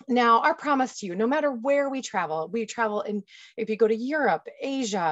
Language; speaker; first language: English; native; English